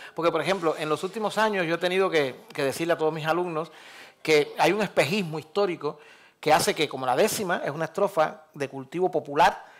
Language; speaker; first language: Spanish; native; Spanish